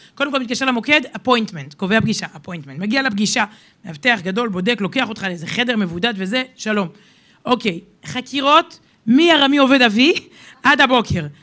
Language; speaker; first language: Hebrew; native; Hebrew